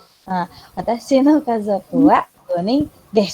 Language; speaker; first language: Japanese; non-native, fluent; Indonesian